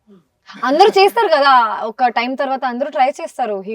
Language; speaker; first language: Telugu; non-native, local second language; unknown